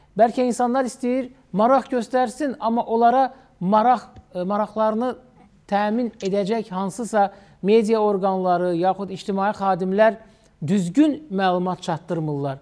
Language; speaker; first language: Azerbaijani; native; Azerbaijani